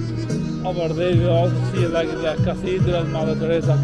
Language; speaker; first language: English; non-native, local second language; Albanian